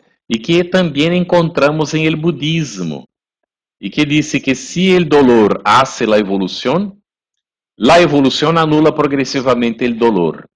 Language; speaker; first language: Spanish; non-native, fluent; Portuguese